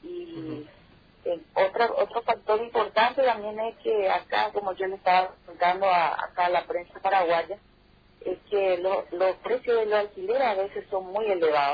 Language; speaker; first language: Spanish; native; Spanish